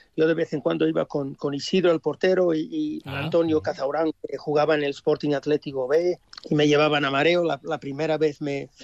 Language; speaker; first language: Spanish; early bilingual, heritage; English